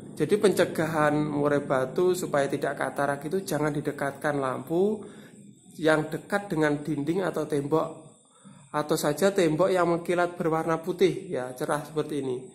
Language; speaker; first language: Indonesian; non-native, local second language; Javanese